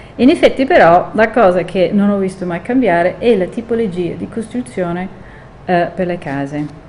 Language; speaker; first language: Italian; non-native, fluent; English